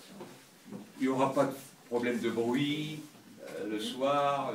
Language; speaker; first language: French; native; French